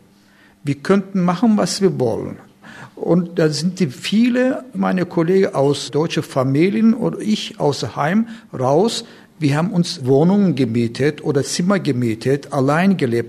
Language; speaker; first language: German; non-native, learner; Turkish